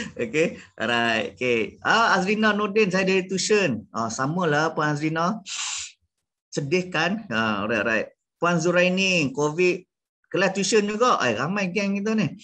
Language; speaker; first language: Malay; native; Malay